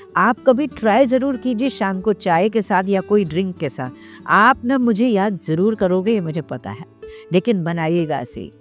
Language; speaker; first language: Hindi; non-native, local second language; Sindhi